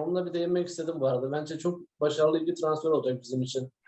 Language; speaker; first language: Turkish; native; Turkish